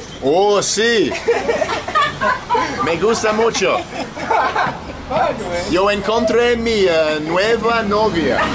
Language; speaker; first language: Spanish; non-native, learner; English